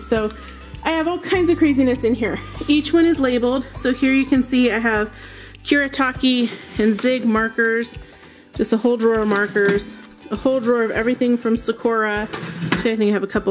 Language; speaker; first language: English; native; English